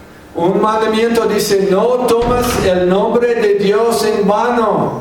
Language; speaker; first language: Spanish; non-native, fluent; English